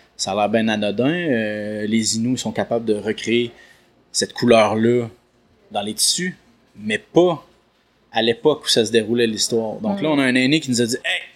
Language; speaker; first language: French; native; French